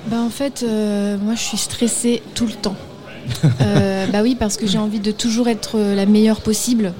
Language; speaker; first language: French; early bilingual, other home language; Arabic